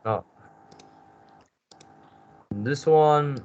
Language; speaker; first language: English; non-native, learner; Chinese